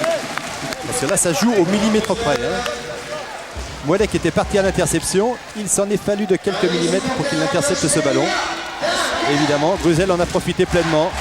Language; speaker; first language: French; native; French